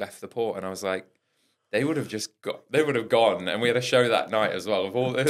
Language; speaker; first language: English; native; English